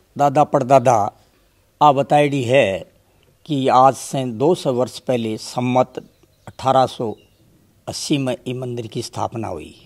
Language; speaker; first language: Hindi; native; Hindi